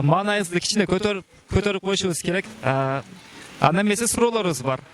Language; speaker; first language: Kyrgyz; native; Kyrgyz